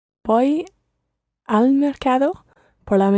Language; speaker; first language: Spanish; non-native, learner; English